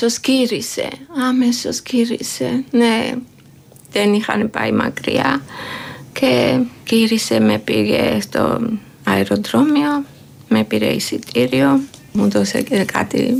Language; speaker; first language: Greek; non-native, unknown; Georgian